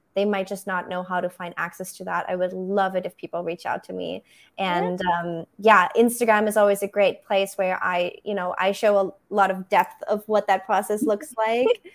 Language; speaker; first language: English; non-native, fluent; German